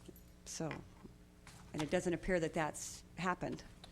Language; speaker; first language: English; native; English